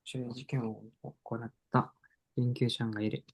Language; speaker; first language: Japanese; non-native, fluent; Indonesian